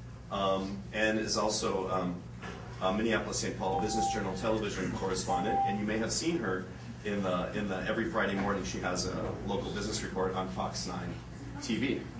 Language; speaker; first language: English; native; English